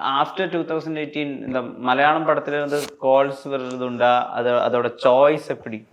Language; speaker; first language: Tamil; non-native, learner; Malayalam